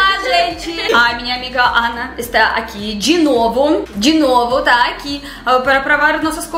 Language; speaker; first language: Portuguese; non-native, learner; Russian